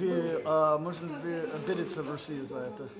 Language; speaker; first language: Russian; non-native, learner; English